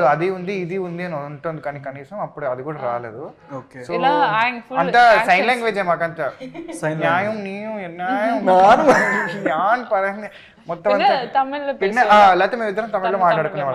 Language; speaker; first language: Telugu; native; Telugu